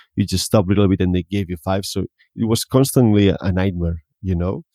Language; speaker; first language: English; non-native, fluent; Spanish